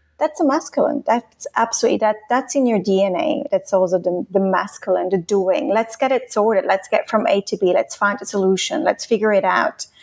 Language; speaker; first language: English; non-native, fluent; Swiss German